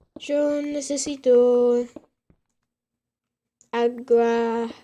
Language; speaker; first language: Spanish; non-native, learner; English